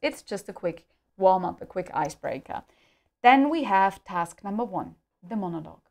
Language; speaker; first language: English; non-native, fluent; German